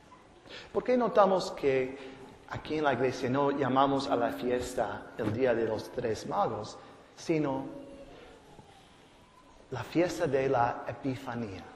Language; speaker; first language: Spanish; non-native, fluent; English